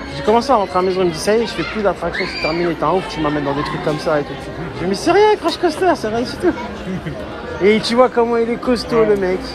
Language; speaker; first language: French; early bilingual, other home language; Arabic